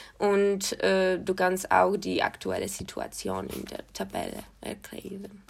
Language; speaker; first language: German; non-native, learner; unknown